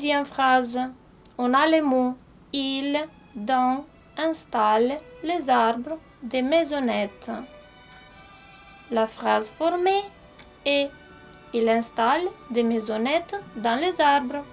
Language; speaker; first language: French; non-native, fluent; Romanian